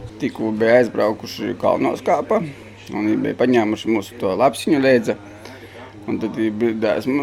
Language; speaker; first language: Latvian; native; Latvian